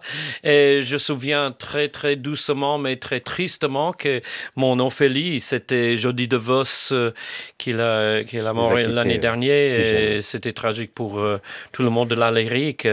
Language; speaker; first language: French; non-native, fluent; English